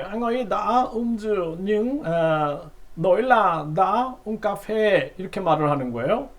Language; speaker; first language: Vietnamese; non-native, learner; Korean